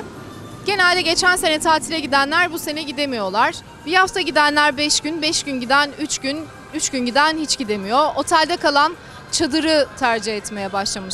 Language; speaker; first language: Turkish; native; Turkish